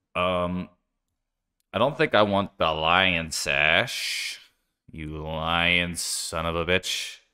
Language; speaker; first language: English; native; English